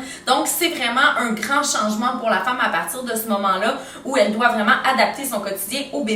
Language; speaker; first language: French; native; French